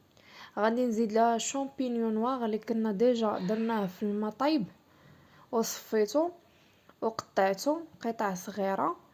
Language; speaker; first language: Arabic; native; Arabic